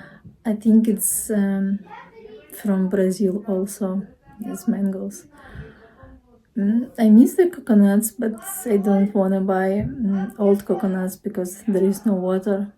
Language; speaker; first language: English; non-native, fluent; Russian